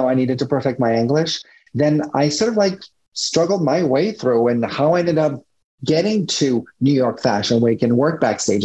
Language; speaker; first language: English; non-native, fluent; French